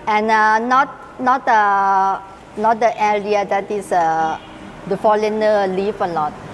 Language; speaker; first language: English; non-native, learner; Thai